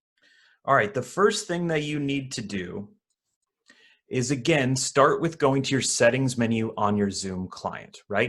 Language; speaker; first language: English; native; English